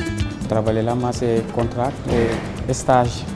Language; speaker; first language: Portuguese; non-native, learner; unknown